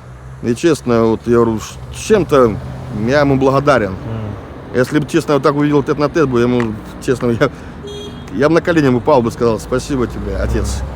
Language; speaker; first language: Russian; native; Russian